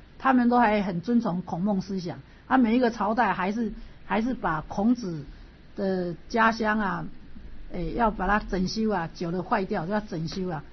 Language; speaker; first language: Chinese; native; Chinese